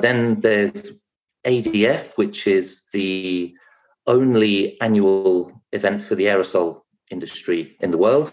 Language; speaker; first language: English; native; English